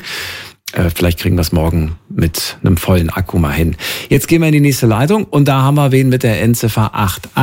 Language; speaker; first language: German; native; German